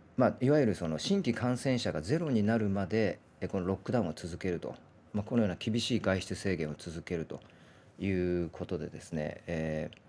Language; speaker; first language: Japanese; native; Japanese